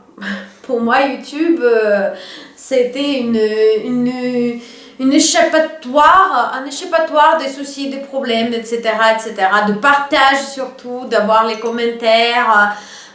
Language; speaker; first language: French; non-native, fluent; Russian